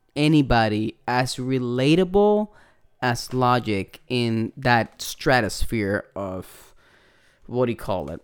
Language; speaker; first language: English; non-native, fluent; Spanish